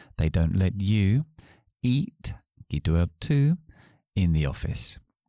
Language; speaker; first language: English; native; English